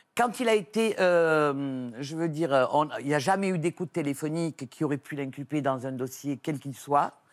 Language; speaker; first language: French; native; French